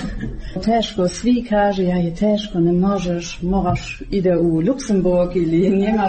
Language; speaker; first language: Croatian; non-native, learner; German